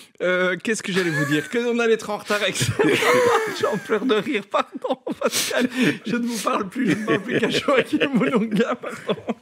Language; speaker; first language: French; native; French